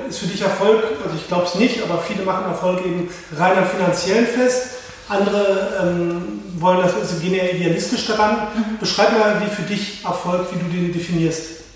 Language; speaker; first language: German; native; German